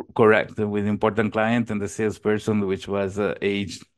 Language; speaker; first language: English; non-native, fluent; Italian